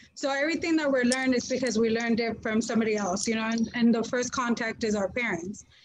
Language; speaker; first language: English; early bilingual, other home language; Spanish